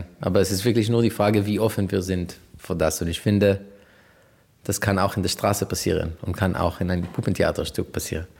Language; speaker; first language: German; non-native, fluent; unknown